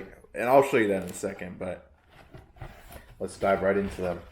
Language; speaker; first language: English; native; English